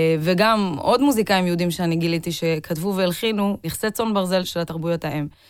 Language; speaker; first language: Hebrew; native; Hebrew